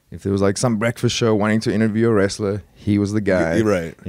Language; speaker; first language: English; native; English